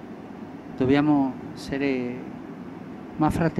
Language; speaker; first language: Italian; non-native, fluent; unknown